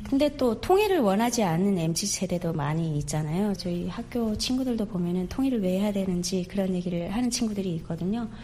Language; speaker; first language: Korean; native; Korean